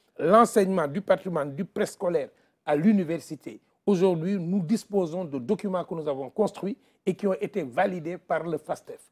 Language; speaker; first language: French; non-native, local second language; Wolof